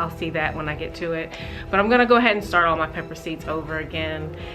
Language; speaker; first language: English; native; English